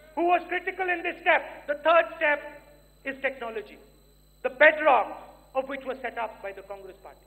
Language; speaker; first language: English; non-native, local second language; Hindi